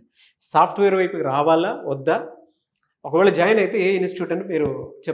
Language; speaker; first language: Telugu; native; Telugu